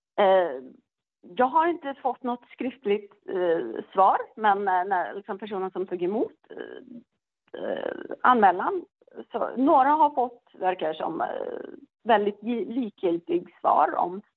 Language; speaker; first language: Swedish; non-native, learner; Tigrinya